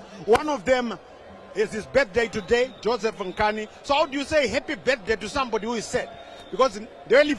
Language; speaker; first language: English; non-native, local second language; Shona